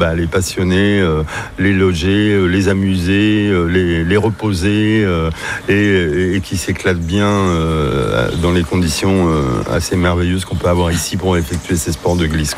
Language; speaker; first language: French; native; French